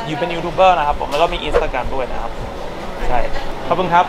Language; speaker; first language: Thai; non-native, fluent; English